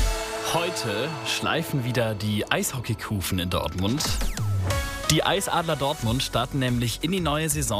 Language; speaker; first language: German; native; German